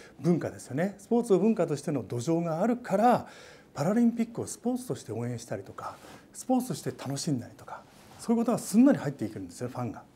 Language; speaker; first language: Japanese; native; Japanese